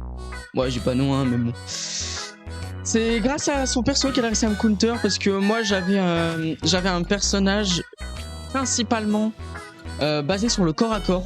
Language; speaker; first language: French; native; French